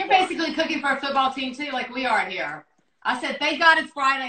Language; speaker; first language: English; native; English